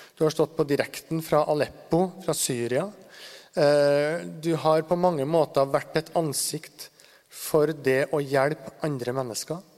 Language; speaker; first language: Norwegian; native; Norwegian